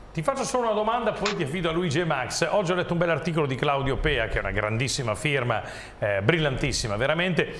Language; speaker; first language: Italian; native; Italian